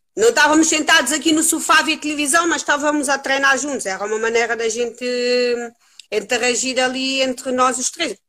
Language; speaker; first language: Portuguese; non-native, local second language; Kabuverdianu